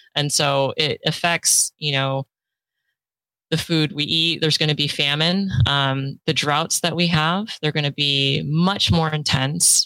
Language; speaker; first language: English; early bilingual, other home language; Chinese